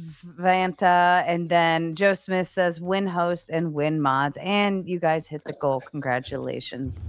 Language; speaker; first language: English; native; English